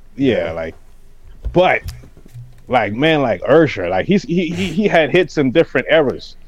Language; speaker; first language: English; native; English